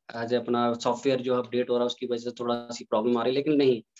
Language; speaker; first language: Hindi; native; Hindi